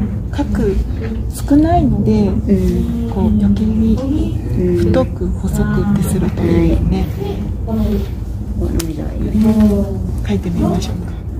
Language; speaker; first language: Japanese; native; Japanese